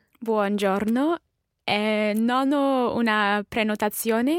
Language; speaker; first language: Italian; non-native, learner; English